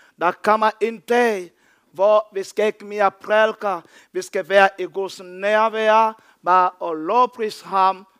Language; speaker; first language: Danish; non-native, fluent; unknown